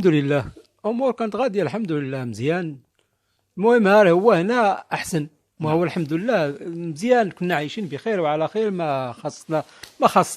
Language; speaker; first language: Arabic; native; Arabic